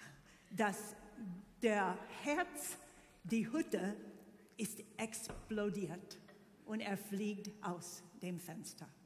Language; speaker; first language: German; non-native, learner; English